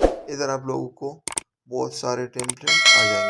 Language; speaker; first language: Hindi; non-native, local second language; Punjabi